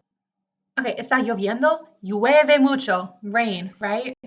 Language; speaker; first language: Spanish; non-native, fluent; English